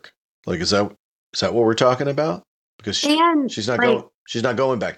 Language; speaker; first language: English; native; English